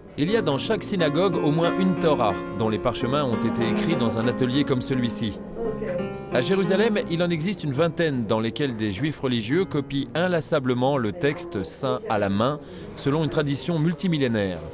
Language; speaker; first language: French; native; French